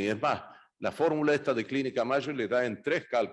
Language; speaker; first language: Spanish; native; Spanish